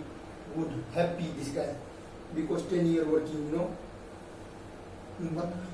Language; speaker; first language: English; non-native, learner; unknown